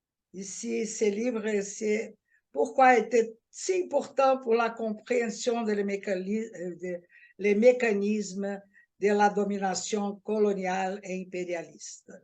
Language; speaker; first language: French; non-native, learner; Portuguese